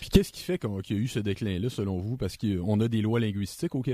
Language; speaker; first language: French; native; French